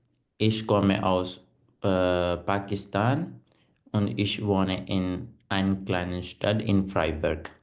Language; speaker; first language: German; non-native, learner; Punjabi